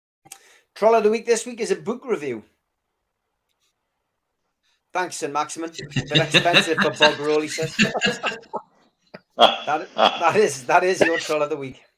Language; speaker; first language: English; native; English